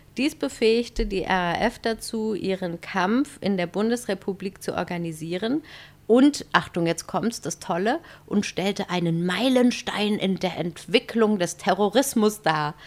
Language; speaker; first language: German; native; German